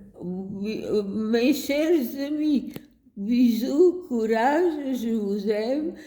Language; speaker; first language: French; non-native, fluent; Bulgarian